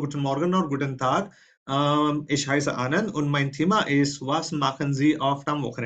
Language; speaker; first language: German; non-native, fluent; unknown